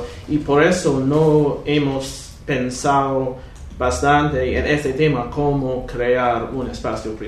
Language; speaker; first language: Spanish; non-native, fluent; English